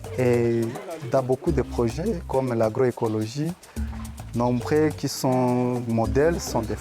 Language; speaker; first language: French; non-native, local second language; Rundi